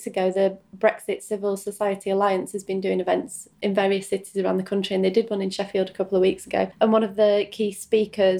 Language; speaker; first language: English; native; English